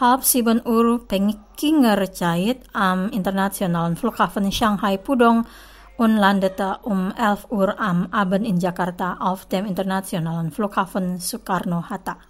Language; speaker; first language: German; non-native, fluent; Indonesian